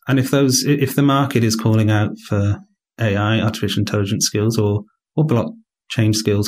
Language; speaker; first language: English; native; English